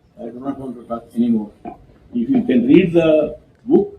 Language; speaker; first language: English; non-native, local second language; Kannada